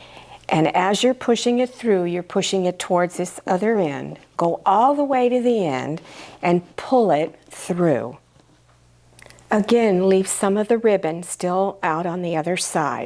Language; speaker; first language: English; native; English